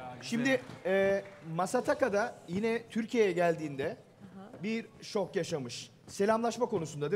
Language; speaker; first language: Turkish; native; Turkish